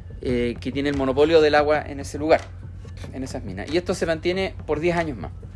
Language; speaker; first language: Spanish; native; Spanish